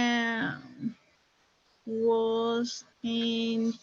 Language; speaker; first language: English; non-native, learner; Spanish